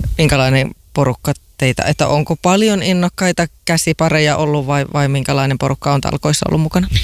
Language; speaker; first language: Finnish; native; Finnish